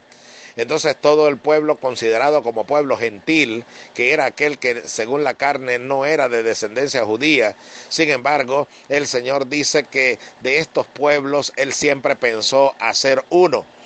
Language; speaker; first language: Spanish; native; Spanish